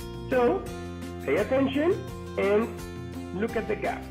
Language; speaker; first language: English; non-native, fluent; Spanish